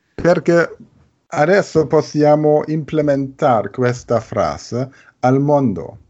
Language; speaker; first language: Italian; non-native, learner; German